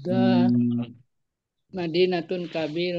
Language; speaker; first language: Arabic; non-native, learner; Indonesian